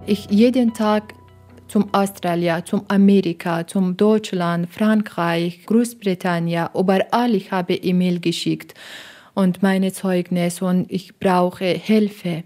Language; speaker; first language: German; non-native, learner; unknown